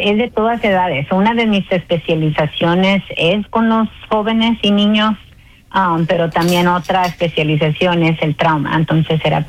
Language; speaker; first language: Spanish; early bilingual, heritage; Spanish